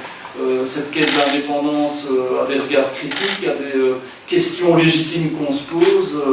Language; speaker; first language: French; native; French